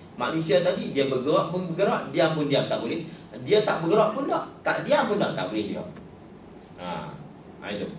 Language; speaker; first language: Malay; native; Malay